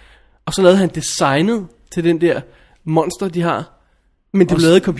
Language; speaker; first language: Danish; native; Danish